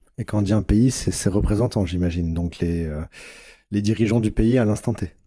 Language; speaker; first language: French; native; French